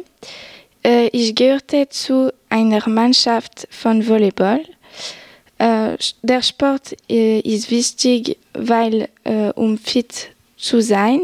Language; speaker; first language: German; non-native, local second language; French